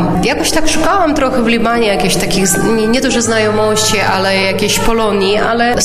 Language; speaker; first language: Polish; non-native, local second language; Ukrainian